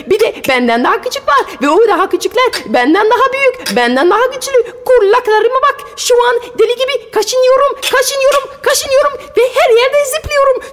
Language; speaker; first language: Turkish; non-native, fluent; French